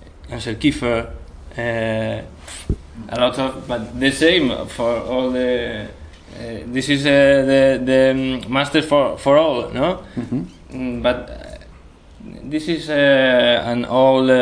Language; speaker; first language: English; non-native, learner; Spanish